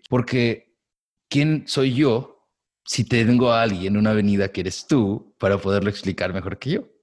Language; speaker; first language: Spanish; native; Spanish